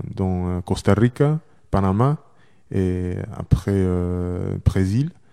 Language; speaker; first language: French; non-native, learner; Chinese